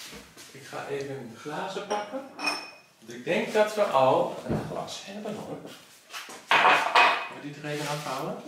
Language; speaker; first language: Dutch; native; Dutch